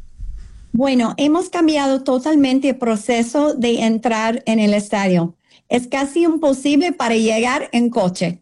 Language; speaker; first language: Spanish; non-native, fluent; English